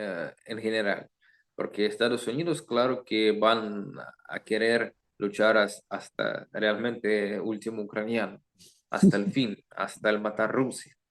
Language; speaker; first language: Spanish; non-native, learner; Russian